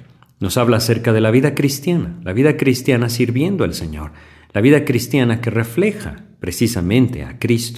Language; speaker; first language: Spanish; native; Spanish